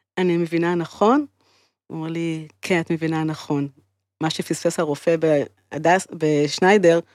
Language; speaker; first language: Hebrew; native; Hebrew